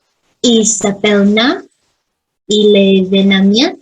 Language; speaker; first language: French; non-native, learner; Vietnamese